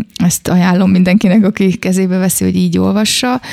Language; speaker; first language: Hungarian; native; Hungarian